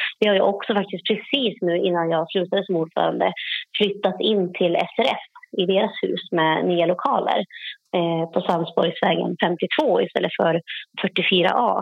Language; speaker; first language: Swedish; native; Swedish